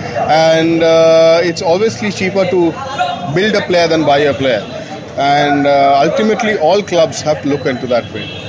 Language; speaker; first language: English; non-native, local second language; Bangla